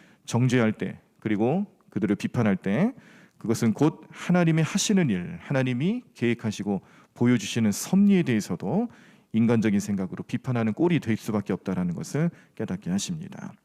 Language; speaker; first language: Korean; native; Korean